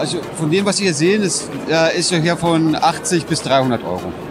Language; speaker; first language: German; native; German